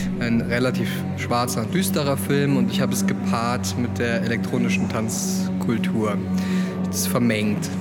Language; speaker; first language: German; native; German